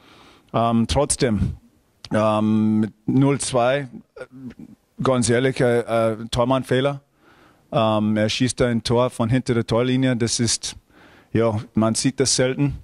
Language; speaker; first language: German; non-native, fluent; English